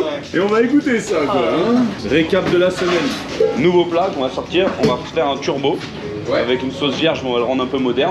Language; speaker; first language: French; native; French